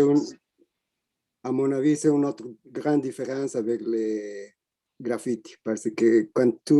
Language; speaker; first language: French; non-native, learner; Spanish